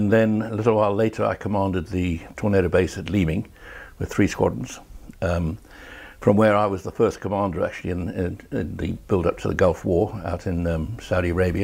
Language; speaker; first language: English; native; English